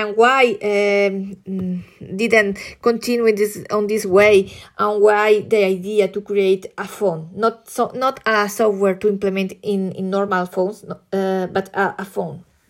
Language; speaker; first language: English; non-native, learner; Spanish